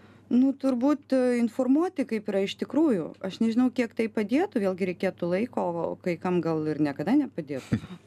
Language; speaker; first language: Lithuanian; non-native, local second language; Russian